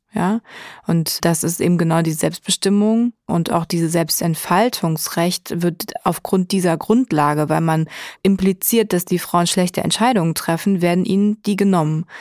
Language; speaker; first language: German; native; German